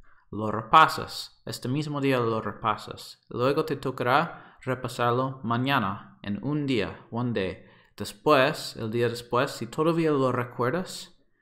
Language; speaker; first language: Spanish; non-native, fluent; English